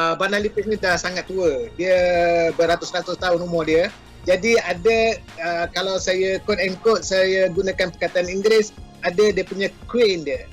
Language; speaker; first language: Malay; native; Malay